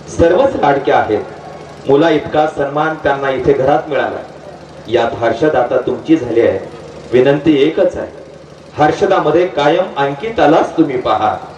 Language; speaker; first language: Marathi; native; Marathi